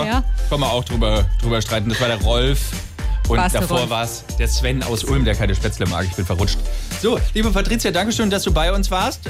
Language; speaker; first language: German; native; German